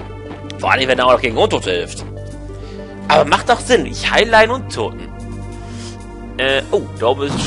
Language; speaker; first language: German; native; German